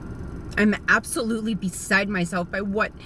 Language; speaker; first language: English; native; English